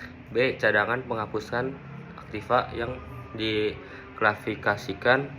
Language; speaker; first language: Indonesian; native; Indonesian